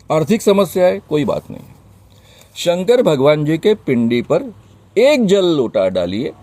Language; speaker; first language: Hindi; non-native, local second language; Marathi